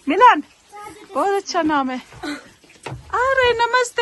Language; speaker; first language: Hindi; non-native, local second language; Kannada